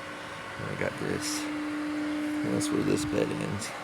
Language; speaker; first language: English; native; English